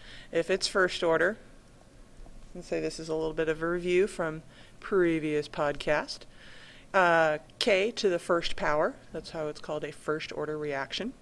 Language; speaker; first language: English; native; English